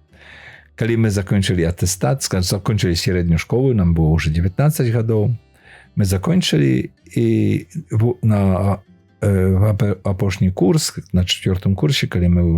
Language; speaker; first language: Polish; non-native, learner; Belarusian